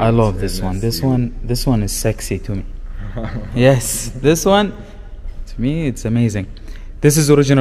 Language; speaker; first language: English; non-native, learner; Arabic